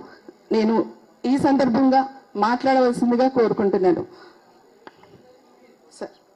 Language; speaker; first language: Telugu; native; Telugu